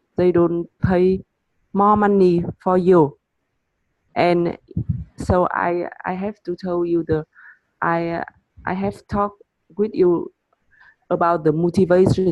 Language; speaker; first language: English; non-native, learner; Vietnamese